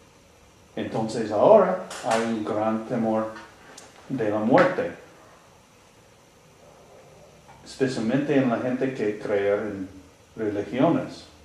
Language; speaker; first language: Spanish; non-native, learner; English